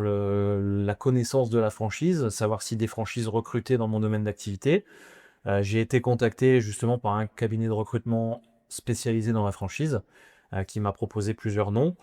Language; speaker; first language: French; native; French